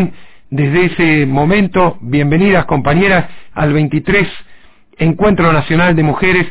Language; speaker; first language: Spanish; native; Spanish